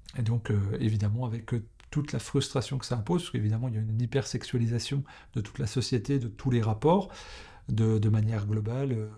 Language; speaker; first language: French; native; French